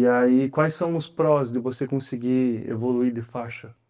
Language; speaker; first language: Portuguese; native; Portuguese